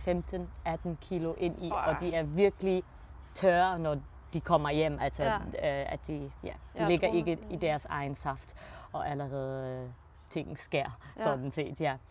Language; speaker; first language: Danish; early bilingual, heritage; German